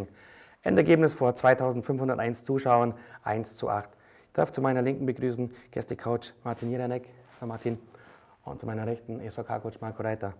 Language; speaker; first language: German; native; German